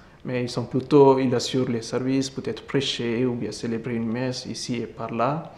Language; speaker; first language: French; non-native, fluent; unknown